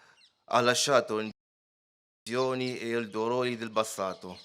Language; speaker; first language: Italian; non-native, fluent; Arabic